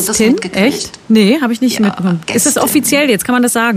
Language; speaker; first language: German; native; German